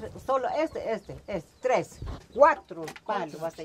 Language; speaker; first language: Spanish; non-native, local second language; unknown